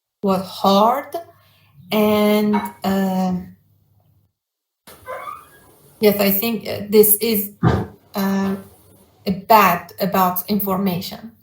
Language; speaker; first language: English; non-native, learner; Persian